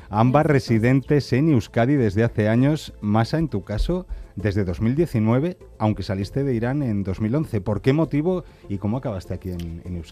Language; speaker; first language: Spanish; native; Spanish